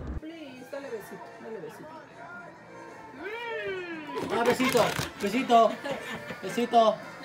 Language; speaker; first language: Spanish; early bilingual, heritage; Spanish